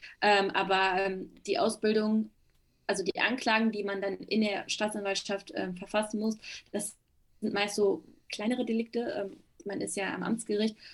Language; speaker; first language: German; early bilingual, other home language; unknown